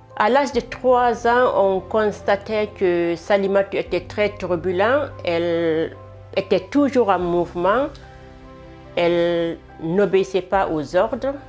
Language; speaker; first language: French; non-native, local second language; Fula